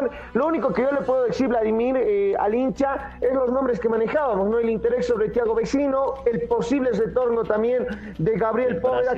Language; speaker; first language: Spanish; native; Spanish